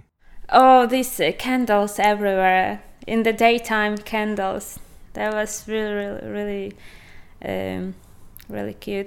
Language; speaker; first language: English; non-native, fluent; Ukrainian